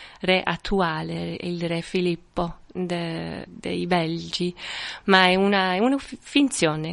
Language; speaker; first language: Italian; non-native, fluent; French